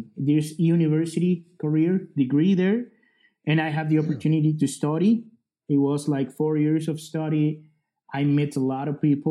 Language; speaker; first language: English; non-native, fluent; Spanish